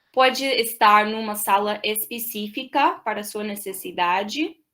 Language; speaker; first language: Portuguese; non-native, fluent; English